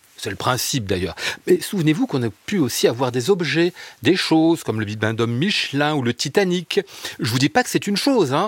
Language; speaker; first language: French; native; French